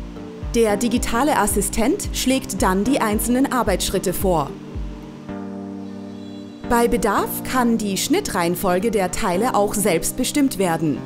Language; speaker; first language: German; native; German